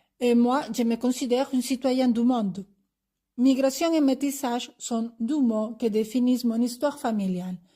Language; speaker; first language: French; non-native, fluent; Spanish